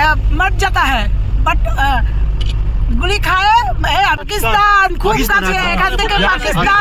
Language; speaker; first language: Hindi; non-native, local second language; Bangla